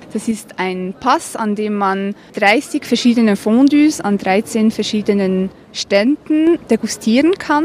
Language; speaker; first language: German; native; German